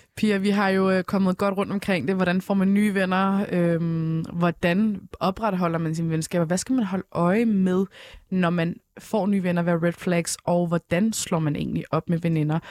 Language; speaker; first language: Danish; early bilingual, other home language; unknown